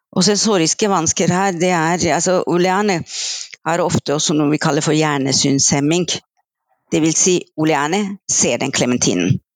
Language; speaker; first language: Norwegian; non-native, fluent; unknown